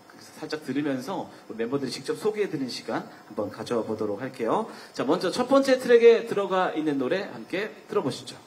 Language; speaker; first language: Korean; native; Korean